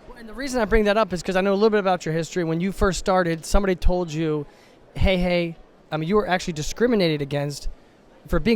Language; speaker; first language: English; native; English